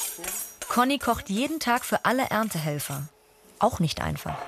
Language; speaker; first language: German; native; German